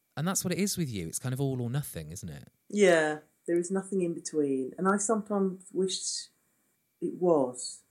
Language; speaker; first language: English; non-native, fluent; Swedish